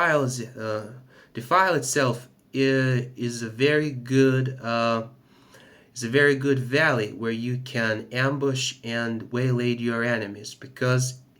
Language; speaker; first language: English; non-native, fluent; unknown